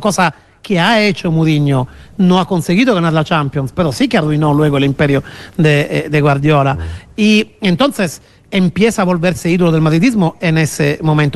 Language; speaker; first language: Spanish; non-native, fluent; Italian